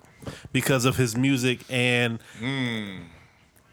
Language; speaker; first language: English; native; English